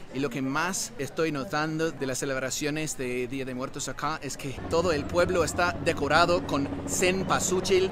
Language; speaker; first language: Spanish; non-native, learner; English